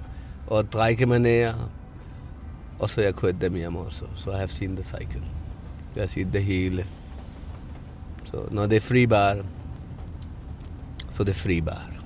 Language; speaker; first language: Danish; non-native, fluent; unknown